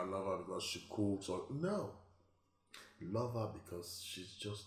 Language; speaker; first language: English; non-native, local second language; Igbo